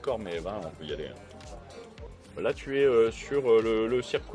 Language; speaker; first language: French; native; French